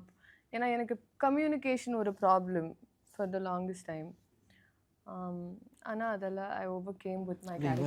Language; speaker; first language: Tamil; non-native, learner; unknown